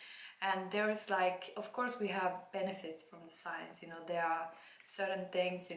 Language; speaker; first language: English; non-native, fluent; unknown